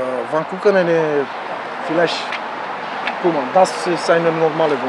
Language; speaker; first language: German; non-native, learner; Romanian